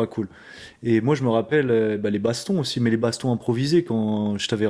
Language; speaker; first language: French; native; French